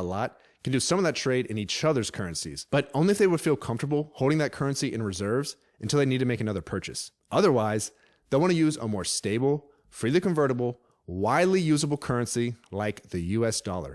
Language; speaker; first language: English; native; English